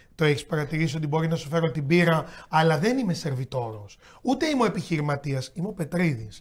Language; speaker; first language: Greek; native; Greek